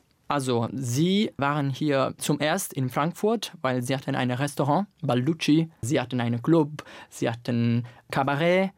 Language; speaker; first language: German; non-native, learner; Italian